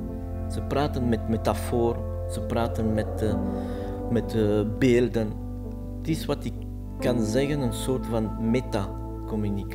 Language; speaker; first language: Dutch; non-native, fluent; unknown